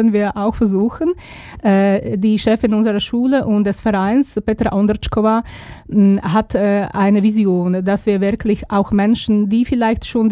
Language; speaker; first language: German; non-native, fluent; Slovak